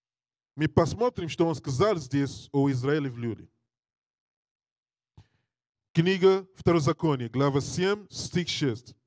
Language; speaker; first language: Russian; non-native, learner; English